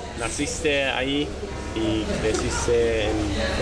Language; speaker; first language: Spanish; non-native, learner; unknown